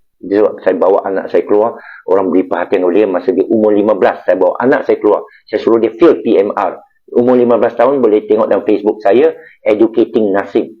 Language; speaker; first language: Malay; non-native, local second language; Chinese